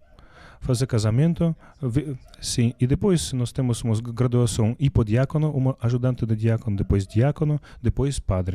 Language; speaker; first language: Portuguese; non-native, learner; Russian